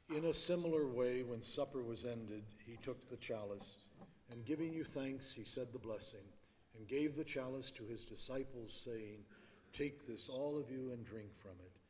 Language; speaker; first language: English; native; English